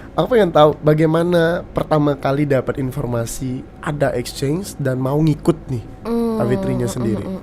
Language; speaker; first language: Indonesian; native; Indonesian